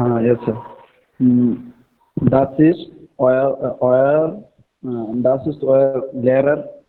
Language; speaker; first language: German; non-native, learner; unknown